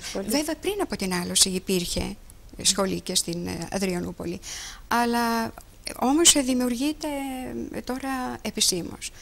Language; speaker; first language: Greek; native; Greek